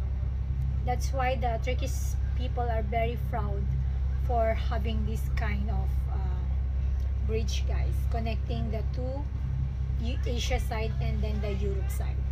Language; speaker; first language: English; non-native, local second language; Filipino